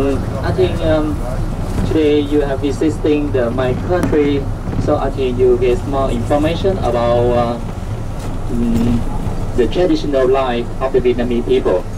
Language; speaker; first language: English; non-native, local second language; Vietnamese